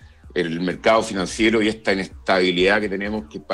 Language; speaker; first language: Spanish; native; Spanish